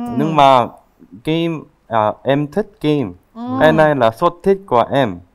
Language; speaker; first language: Vietnamese; non-native, learner; Korean